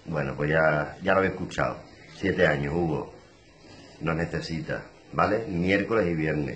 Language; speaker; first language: Spanish; native; Spanish